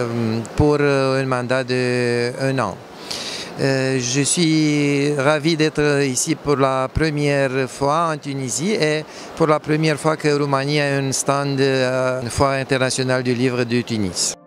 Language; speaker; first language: French; non-native, fluent; Romanian